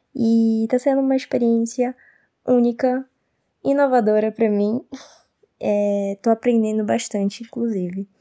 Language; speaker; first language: Portuguese; native; Portuguese